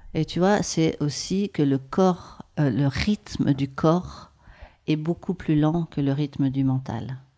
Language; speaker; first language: French; native; French